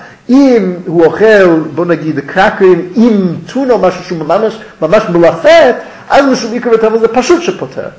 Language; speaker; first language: Hebrew; non-native, fluent; English